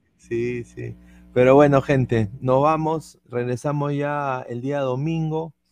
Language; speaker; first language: Spanish; native; Spanish